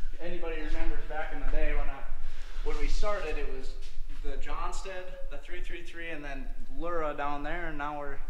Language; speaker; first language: English; native; English